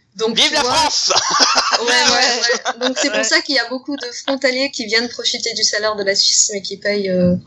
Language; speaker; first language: French; native; French